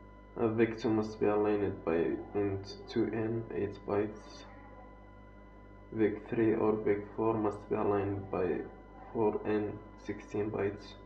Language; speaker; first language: English; non-native, fluent; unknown